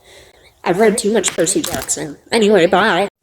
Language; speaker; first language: English; native; English